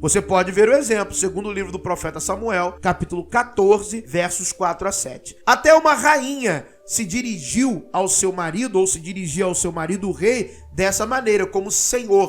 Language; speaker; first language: Portuguese; native; Portuguese